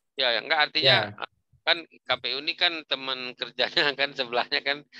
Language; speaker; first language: Indonesian; native; Indonesian